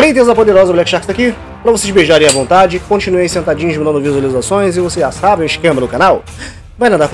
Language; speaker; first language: Portuguese; native; Portuguese